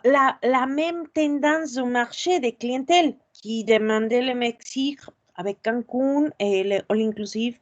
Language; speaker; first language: French; non-native, fluent; Spanish